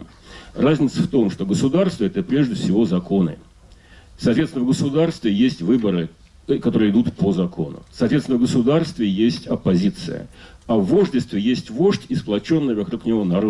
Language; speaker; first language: Russian; native; Russian